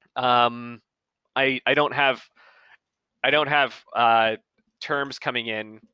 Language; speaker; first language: English; native; English